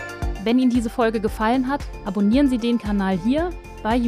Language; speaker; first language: German; native; German